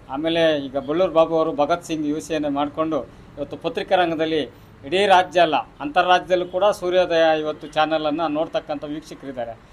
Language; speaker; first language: Kannada; native; Kannada